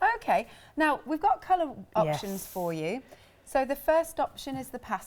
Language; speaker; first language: English; native; English